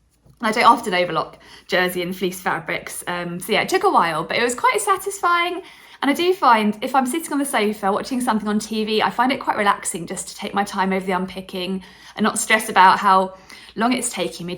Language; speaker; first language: English; native; English